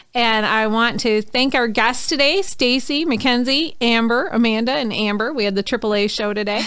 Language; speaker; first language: English; native; English